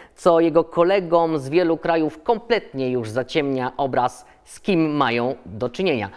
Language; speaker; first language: Polish; native; Polish